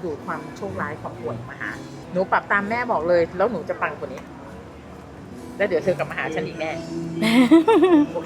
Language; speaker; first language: Thai; native; Thai